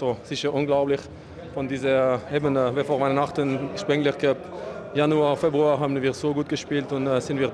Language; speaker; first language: German; non-native, learner; French